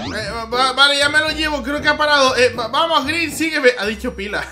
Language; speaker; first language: Spanish; native; Spanish